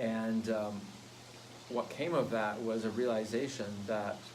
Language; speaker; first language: English; native; English